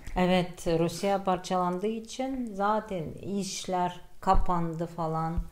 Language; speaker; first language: Turkish; non-native, fluent; Gagauz